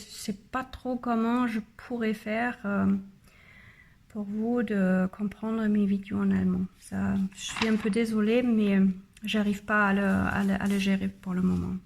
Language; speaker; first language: French; non-native, learner; German